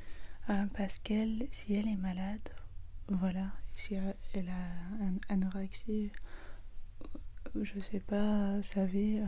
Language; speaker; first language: French; non-native, learner; English